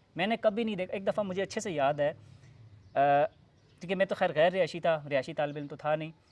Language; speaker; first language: Urdu; non-native, local second language; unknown